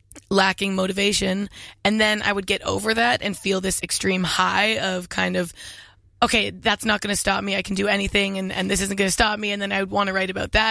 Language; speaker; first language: English; native; English